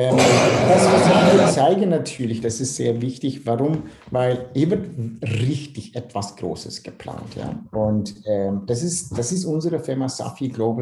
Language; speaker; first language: German; non-native, fluent; Dutch